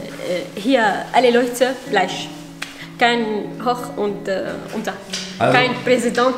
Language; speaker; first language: German; non-native, learner; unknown